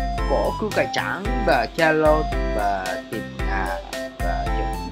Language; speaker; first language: Vietnamese; non-native, learner; Japanese